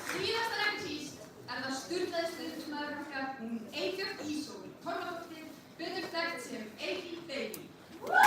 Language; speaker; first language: Icelandic; native; Icelandic